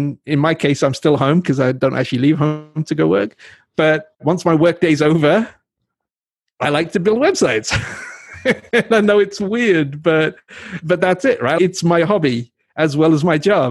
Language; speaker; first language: English; native; English